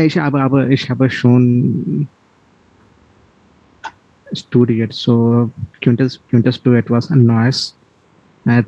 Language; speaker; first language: German; non-native, learner; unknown